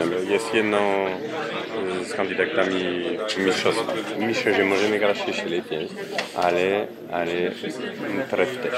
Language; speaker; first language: Polish; non-native, learner; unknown